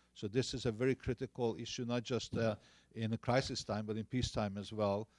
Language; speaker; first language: English; non-native, fluent; Hungarian